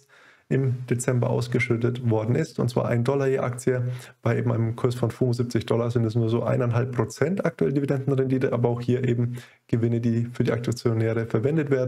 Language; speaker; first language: German; native; German